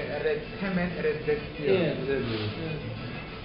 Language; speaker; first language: Turkish; non-native, learner; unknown